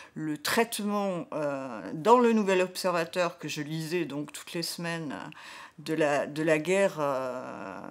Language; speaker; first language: French; native; French